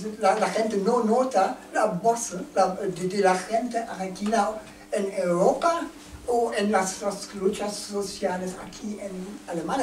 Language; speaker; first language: Spanish; non-native, learner; German